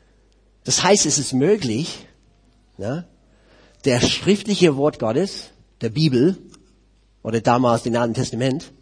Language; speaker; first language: German; non-native, fluent; English